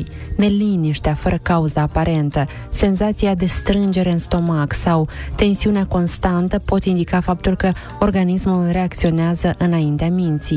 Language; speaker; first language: Romanian; native; Romanian